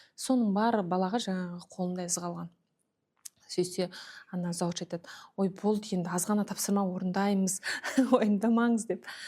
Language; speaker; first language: Kazakh; early bilingual, heritage; Kazakh